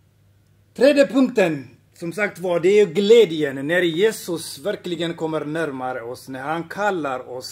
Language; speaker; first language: Swedish; non-native, fluent; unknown